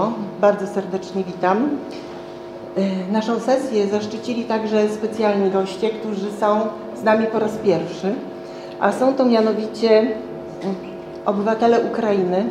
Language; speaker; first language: Polish; native; Polish